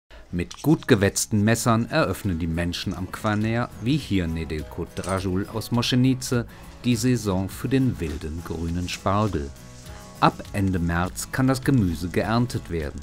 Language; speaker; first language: German; native; German